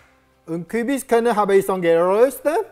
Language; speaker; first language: German; non-native, learner; Japanese